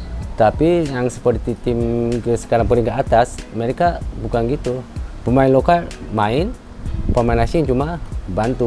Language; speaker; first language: Indonesian; non-native, fluent; Korean